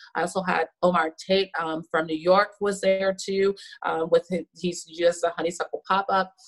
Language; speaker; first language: English; native; English